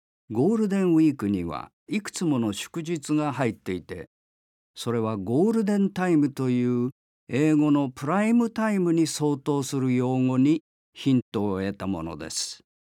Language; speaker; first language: Japanese; native; Japanese